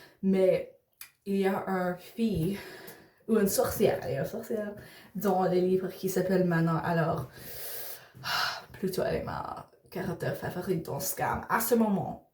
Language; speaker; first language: French; non-native, learner; English